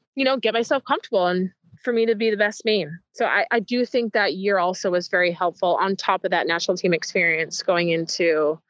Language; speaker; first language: English; native; English